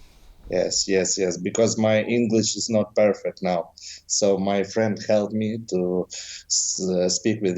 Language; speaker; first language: English; non-native, learner; Ukrainian